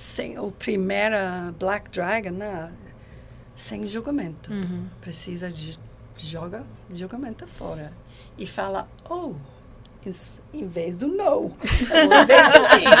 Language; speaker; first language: Portuguese; non-native, learner; English